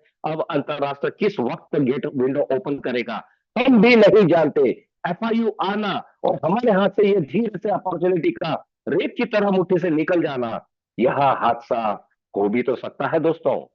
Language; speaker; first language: Hindi; native; Hindi